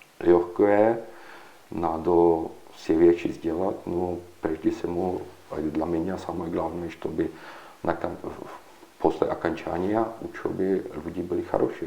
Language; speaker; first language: Russian; non-native, learner; Czech